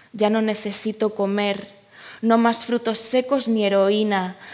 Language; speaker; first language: Spanish; native; Spanish